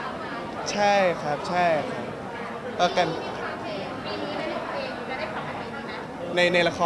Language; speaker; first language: Thai; non-native, local second language; English